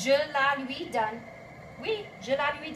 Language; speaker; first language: French; non-native, fluent; English